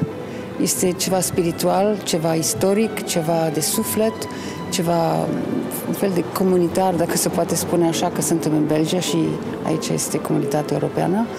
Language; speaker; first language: Romanian; non-native, fluent; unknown